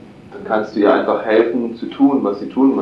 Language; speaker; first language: German; native; German